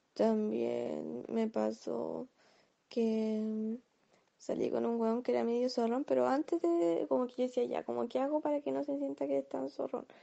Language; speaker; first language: Spanish; native; Spanish